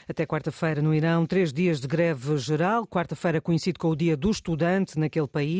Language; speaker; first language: Portuguese; native; Portuguese